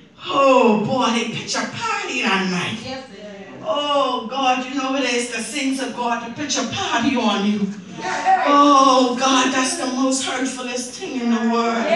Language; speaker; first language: English; native; English